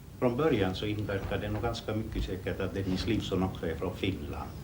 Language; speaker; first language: Swedish; native; Swedish